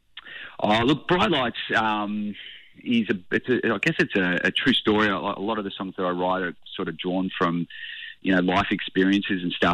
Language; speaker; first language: English; native; English